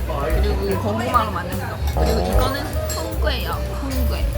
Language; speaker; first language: Korean; non-native, fluent; Chinese